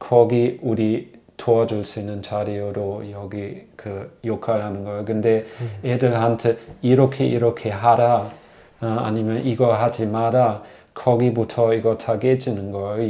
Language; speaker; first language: Korean; non-native, fluent; German